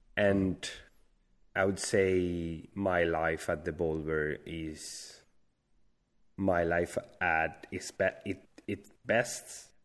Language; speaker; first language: English; non-native, fluent; Spanish